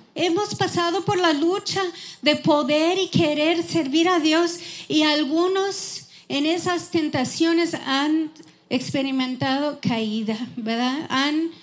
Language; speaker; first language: Spanish; non-native, fluent; English